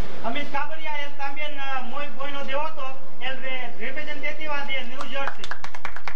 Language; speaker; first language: Spanish; non-native, learner; Gujarati